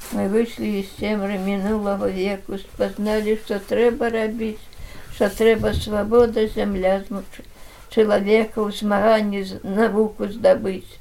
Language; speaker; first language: Belarusian; native; Belarusian